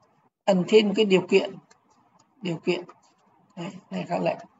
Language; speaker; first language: Vietnamese; native; Vietnamese